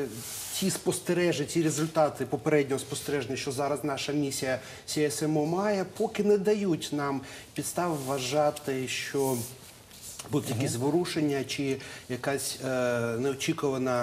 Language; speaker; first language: Ukrainian; native; Ukrainian